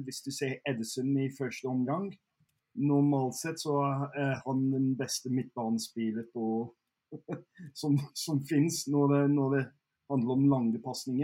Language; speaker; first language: Norwegian; non-native, fluent; English